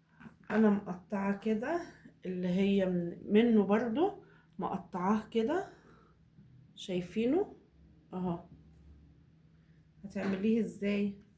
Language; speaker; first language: Arabic; native; Arabic